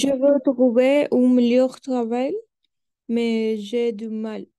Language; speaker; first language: French; non-native, learner; Spanish